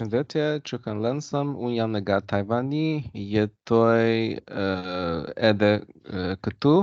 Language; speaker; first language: Albanian; non-native, learner; Chinese